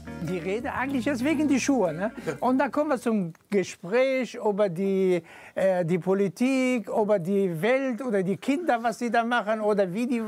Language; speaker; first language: German; non-native, fluent; Arabic